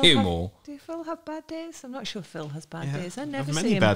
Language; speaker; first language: English; native; English